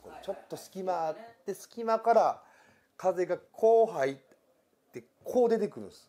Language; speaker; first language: Japanese; native; Japanese